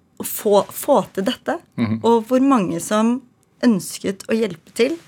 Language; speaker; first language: Norwegian; early bilingual, other home language; Ukrainian